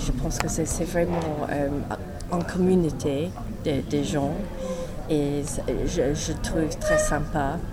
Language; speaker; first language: French; non-native, learner; English